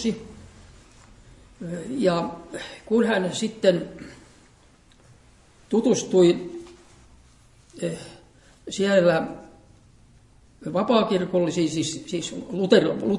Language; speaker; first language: Finnish; native; Finnish